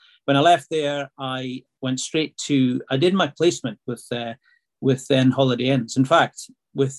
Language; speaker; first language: English; native; English